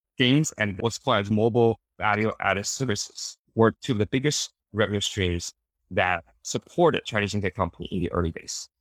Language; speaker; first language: English; early bilingual, other home language; Chinese